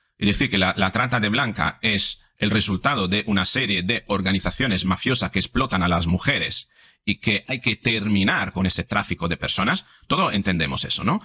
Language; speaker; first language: Spanish; non-native, fluent; Italian